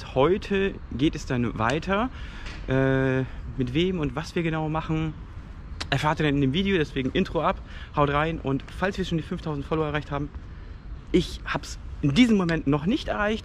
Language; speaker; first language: German; native; German